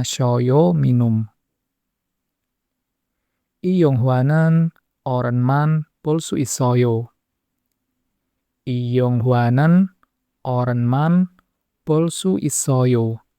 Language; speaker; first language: Korean; non-native, fluent; Indonesian